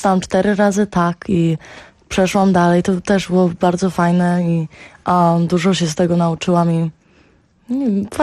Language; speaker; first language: Polish; early bilingual, heritage; Polish